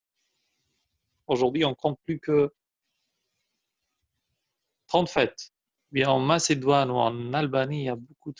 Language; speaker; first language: French; non-native, fluent; Albanian